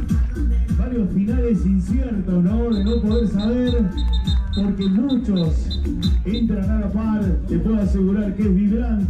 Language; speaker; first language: Spanish; native; Spanish